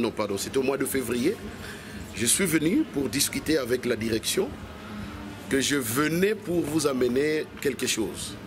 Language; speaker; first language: French; non-native, local second language; Kongo